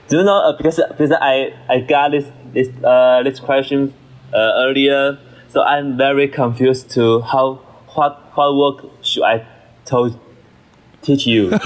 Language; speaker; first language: English; non-native, learner; Chinese